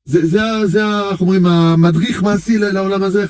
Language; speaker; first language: Hebrew; non-native, fluent; French